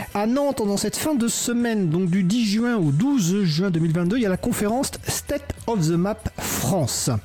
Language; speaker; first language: French; native; French